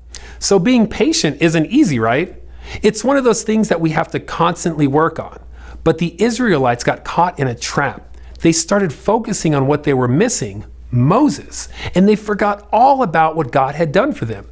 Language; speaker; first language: English; native; English